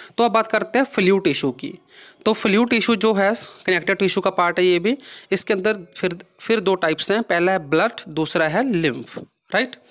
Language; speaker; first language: Hindi; non-native, local second language; Punjabi